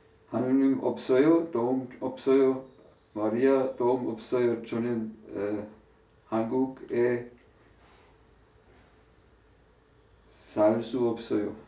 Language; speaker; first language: Korean; non-native, learner; German